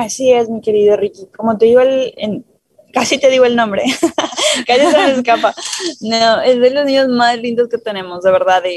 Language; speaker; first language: Spanish; non-native, fluent; English